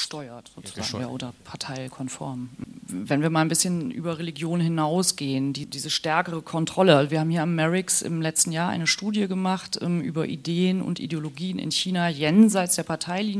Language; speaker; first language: German; native; German